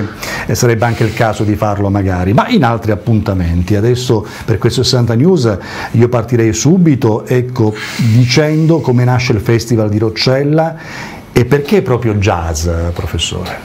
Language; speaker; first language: Italian; native; Italian